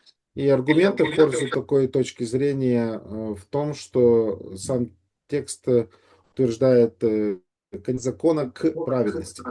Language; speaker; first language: Russian; native; Russian